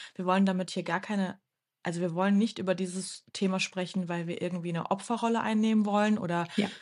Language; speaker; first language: German; early bilingual, other home language; Turkish